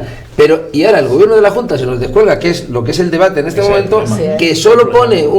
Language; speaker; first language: Spanish; native; Spanish